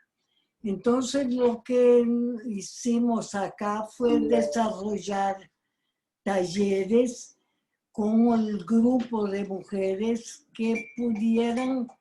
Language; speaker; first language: Spanish; non-native, fluent; Portuguese